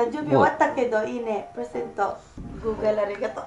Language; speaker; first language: Japanese; non-native, learner; Filipino